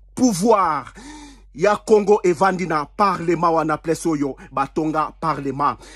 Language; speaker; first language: French; non-native, local second language; Lingala